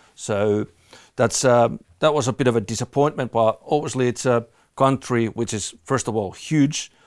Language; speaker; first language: English; non-native, fluent; Finnish